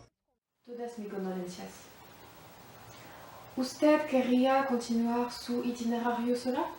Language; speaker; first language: Spanish; non-native, learner; French